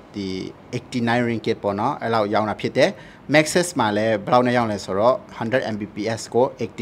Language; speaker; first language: Burmese; native; Burmese